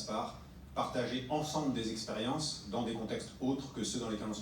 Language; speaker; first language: French; native; French